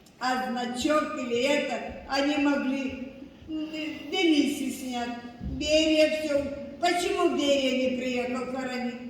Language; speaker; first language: Russian; non-native, local second language; Abkhazian